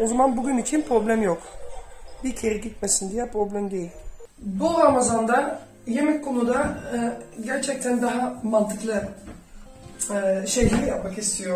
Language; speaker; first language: Turkish; early bilingual, heritage; Turkish